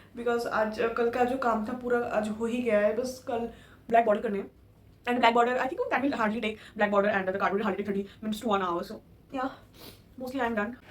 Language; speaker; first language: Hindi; non-native, local second language; Bangla